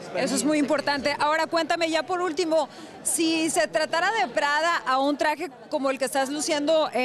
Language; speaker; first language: Spanish; native; Spanish